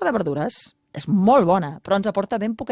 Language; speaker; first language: Catalan; native; Catalan